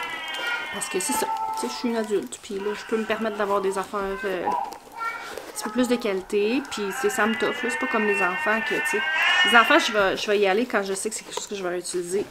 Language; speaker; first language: French; native; French